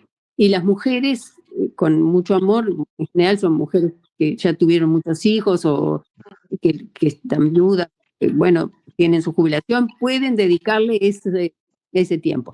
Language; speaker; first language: Spanish; native; Spanish